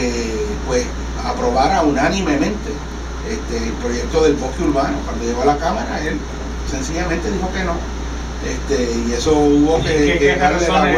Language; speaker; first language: Spanish; native; Spanish